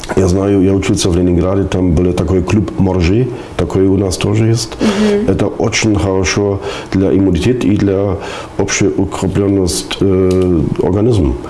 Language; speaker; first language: Russian; non-native, fluent; German